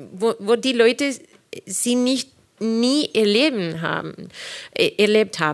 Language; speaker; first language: German; non-native, fluent; Spanish